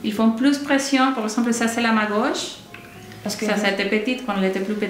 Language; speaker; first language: French; non-native, fluent; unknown